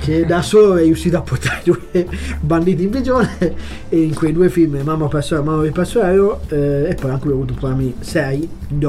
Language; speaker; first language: Italian; native; Italian